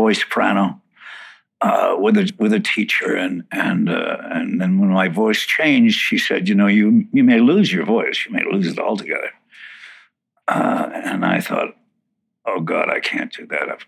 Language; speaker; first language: English; native; English